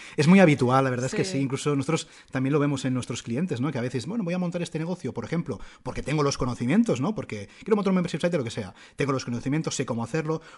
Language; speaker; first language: Spanish; native; Spanish